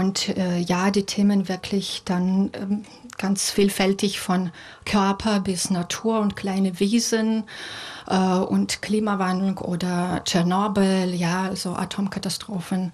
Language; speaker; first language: German; non-native, fluent; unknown